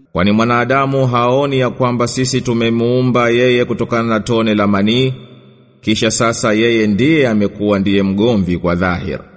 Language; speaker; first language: Swahili; native; Swahili